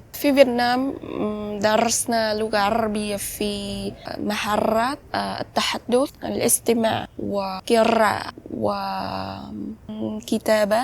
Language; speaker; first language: Arabic; non-native, learner; Vietnamese